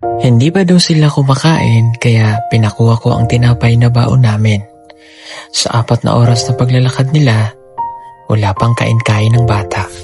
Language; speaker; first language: Filipino; native; Filipino